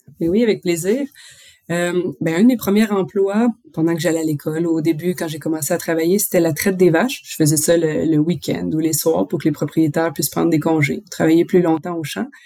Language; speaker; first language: French; native; French